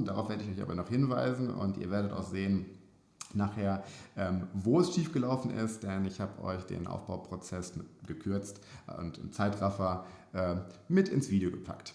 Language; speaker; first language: German; native; German